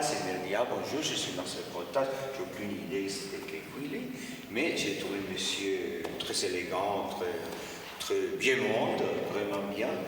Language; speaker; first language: French; non-native, fluent; Spanish